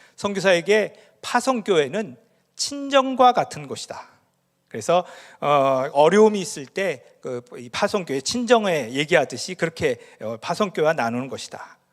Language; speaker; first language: Korean; native; Korean